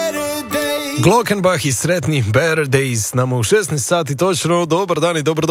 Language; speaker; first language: Croatian; native; Croatian